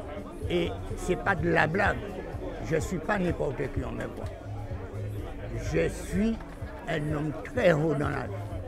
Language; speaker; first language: French; non-native, local second language; Guadeloupean Creole French